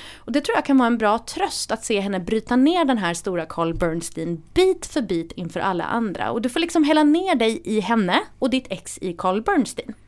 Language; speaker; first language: Swedish; native; Swedish